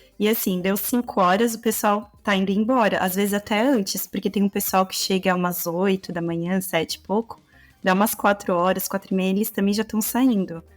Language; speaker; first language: Portuguese; native; Portuguese